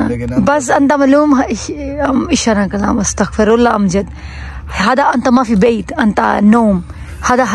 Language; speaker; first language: Arabic; non-native, learner; Urdu